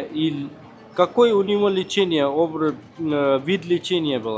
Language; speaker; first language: Russian; non-native, fluent; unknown